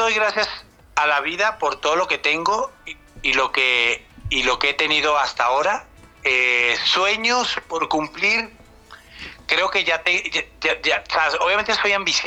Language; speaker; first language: Spanish; native; Spanish